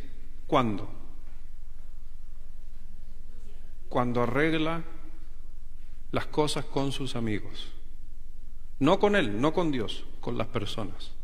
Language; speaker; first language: Spanish; native; Spanish